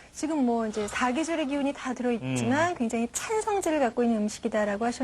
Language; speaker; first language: Korean; native; Korean